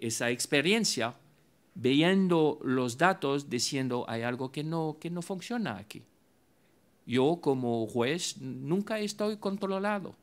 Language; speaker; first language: Spanish; non-native, fluent; French